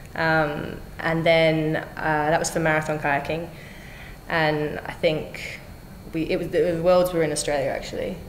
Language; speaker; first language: English; native; English